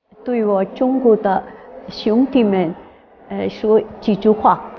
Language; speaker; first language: Chinese; non-native, fluent; Urdu